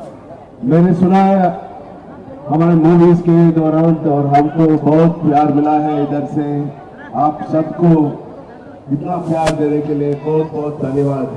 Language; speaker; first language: Hindi; non-native, local second language; Telugu